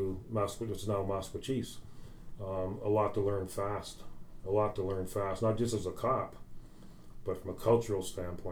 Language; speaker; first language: English; native; English